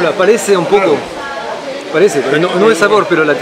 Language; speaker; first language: Spanish; non-native, fluent; French